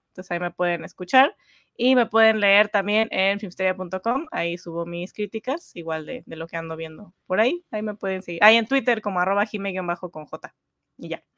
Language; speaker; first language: Spanish; native; Spanish